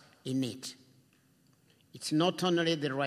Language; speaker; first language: English; non-native, local second language; Kinyarwanda